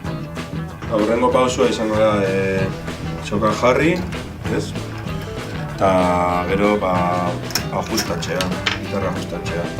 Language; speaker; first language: Basque; non-native, local second language; Spanish